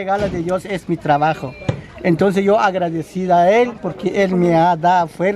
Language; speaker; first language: Spanish; non-native, local second language; Kaqchikel